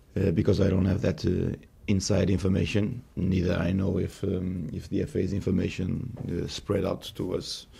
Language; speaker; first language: English; non-native, fluent; Portuguese